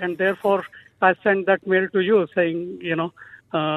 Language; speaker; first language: English; non-native, local second language; Marathi